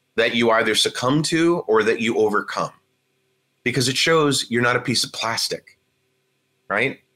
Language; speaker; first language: English; native; English